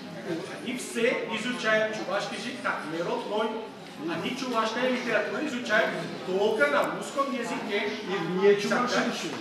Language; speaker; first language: Russian; non-native, fluent; Catalan